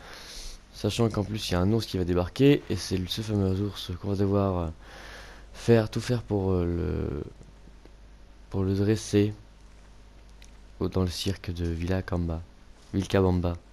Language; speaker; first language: French; native; French